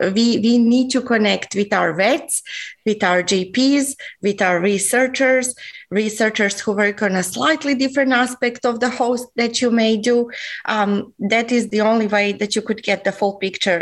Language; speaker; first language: English; non-native, fluent; Serbian